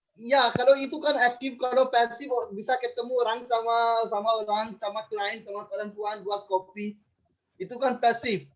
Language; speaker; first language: Indonesian; non-native, fluent; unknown